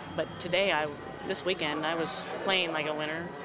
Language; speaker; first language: English; native; English